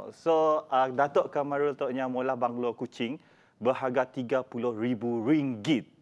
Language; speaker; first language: Malay; native; Malay